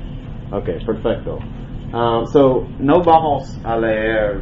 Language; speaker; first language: Spanish; non-native, learner; English